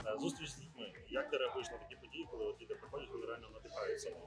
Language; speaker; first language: Ukrainian; native; Ukrainian